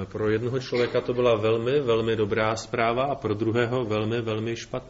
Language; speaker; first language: Czech; native; Czech